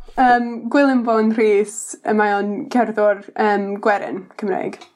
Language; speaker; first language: Welsh; non-native, learner; English